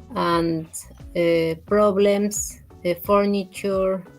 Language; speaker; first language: English; non-native, learner; Spanish